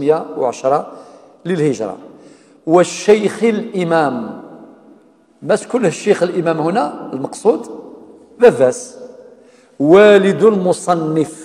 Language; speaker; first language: Arabic; non-native, local second language; Kabyle